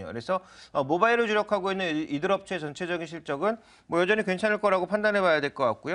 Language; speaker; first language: Korean; native; Korean